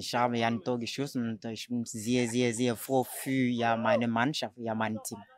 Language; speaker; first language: German; non-native, fluent; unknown